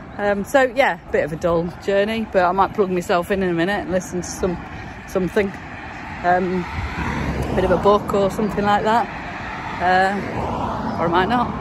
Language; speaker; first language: English; native; English